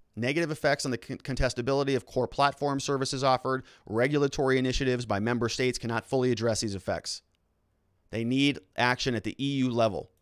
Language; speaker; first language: English; native; English